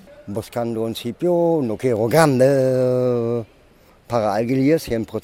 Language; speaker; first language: Spanish; non-native, learner; German